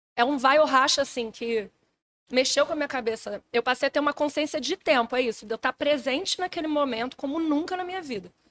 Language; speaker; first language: Portuguese; native; Portuguese